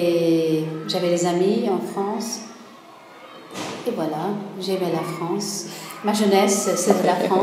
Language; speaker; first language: French; non-native, fluent; Swedish